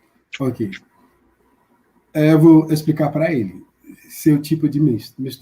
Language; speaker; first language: Portuguese; non-native, learner; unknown